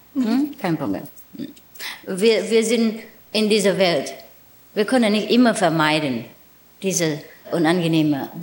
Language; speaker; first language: German; non-native, learner; Vietnamese